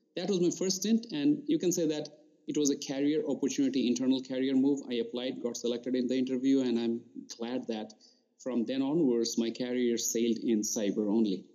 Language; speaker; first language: English; non-native, local second language; Bangla